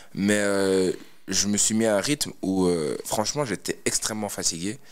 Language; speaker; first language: French; native; French